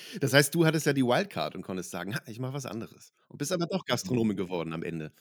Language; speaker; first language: German; native; German